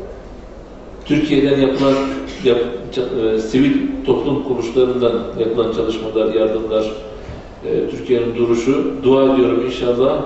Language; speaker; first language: Turkish; native; Turkish